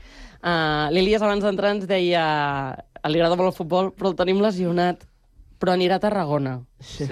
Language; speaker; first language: Catalan; native; Catalan